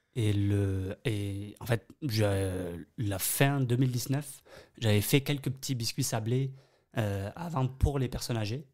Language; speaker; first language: French; native; French